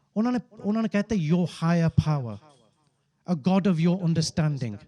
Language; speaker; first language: Punjabi; early bilingual, heritage; Punjabi